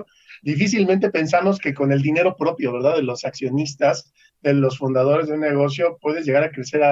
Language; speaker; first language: Spanish; native; Spanish